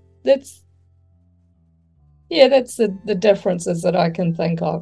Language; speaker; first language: English; native; English